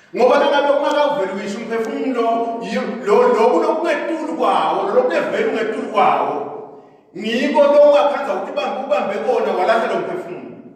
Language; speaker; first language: Zulu; non-native, local second language; Swati